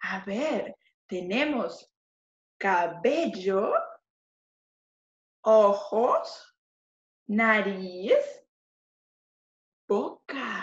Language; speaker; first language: Spanish; non-native, fluent; English